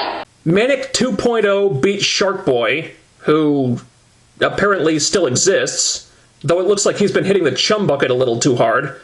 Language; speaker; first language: English; native; English